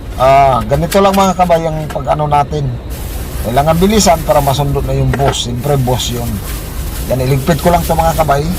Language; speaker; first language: Filipino; non-native, local second language; Cebuano